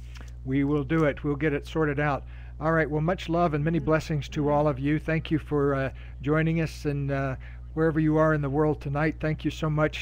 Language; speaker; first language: English; native; English